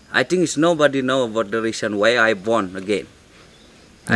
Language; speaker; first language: English; non-native, learner; Indonesian